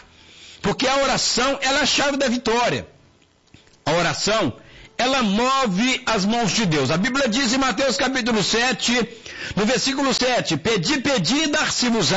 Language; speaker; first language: Portuguese; native; Portuguese